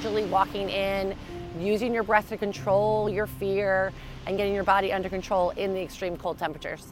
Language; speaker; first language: English; native; English